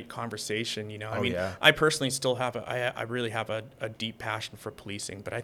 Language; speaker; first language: English; native; English